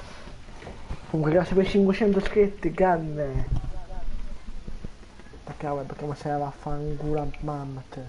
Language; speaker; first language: Italian; native; Italian